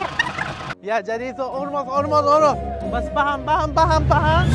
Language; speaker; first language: Indonesian; non-native, learner; Japanese